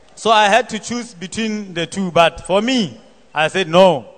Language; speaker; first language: English; non-native, local second language; Southern Sotho